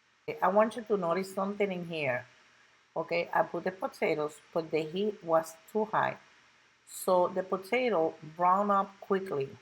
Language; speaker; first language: English; non-native, local second language; Spanish